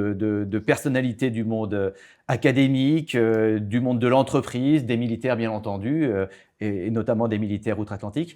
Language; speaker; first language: French; native; French